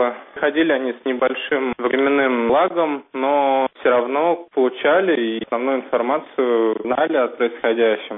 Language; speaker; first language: Russian; native; Russian